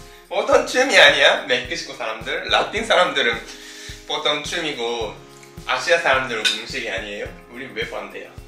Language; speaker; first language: Korean; non-native, fluent; Japanese